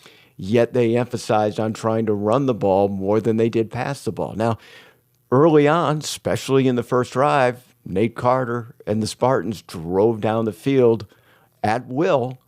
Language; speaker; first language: English; native; English